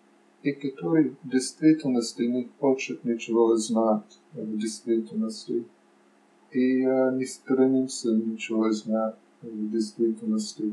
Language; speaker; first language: Russian; non-native, fluent; English